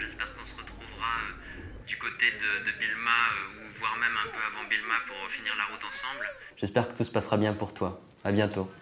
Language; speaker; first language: French; native; French